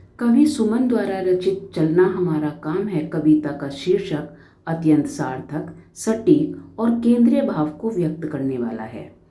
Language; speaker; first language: Hindi; native; Hindi